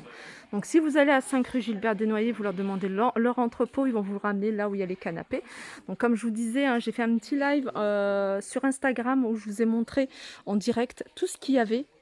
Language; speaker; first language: French; native; French